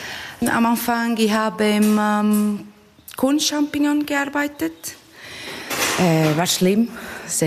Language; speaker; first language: German; non-native, learner; Portuguese